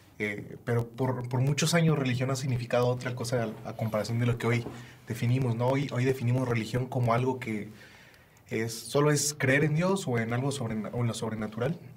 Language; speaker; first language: Spanish; native; Spanish